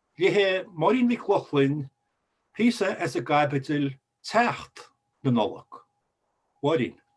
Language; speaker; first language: Irish; native; Irish